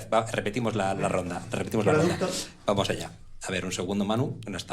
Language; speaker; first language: Spanish; native; Spanish